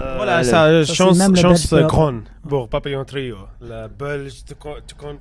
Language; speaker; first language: French; non-native, learner; Arabic